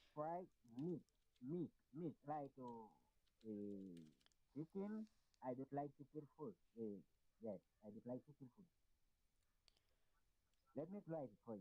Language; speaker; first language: English; non-native, learner; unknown